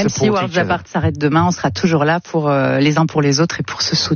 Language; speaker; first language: French; native; French